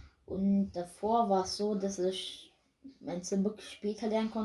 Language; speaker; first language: German; early bilingual, other home language; Urdu